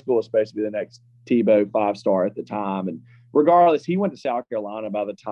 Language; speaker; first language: English; native; English